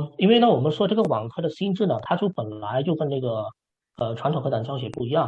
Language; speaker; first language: Chinese; native; Chinese